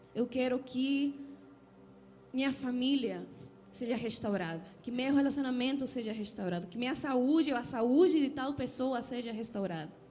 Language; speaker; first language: Portuguese; non-native, fluent; Spanish